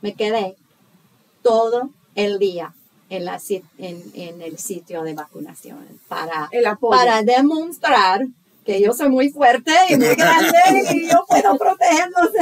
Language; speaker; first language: Spanish; non-native, fluent; English